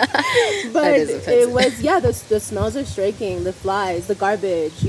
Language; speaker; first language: English; native; English